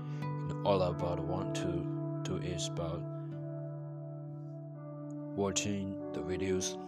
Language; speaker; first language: English; non-native, learner; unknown